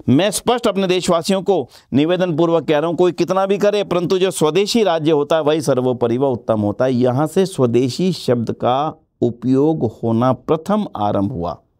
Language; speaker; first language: Hindi; native; Hindi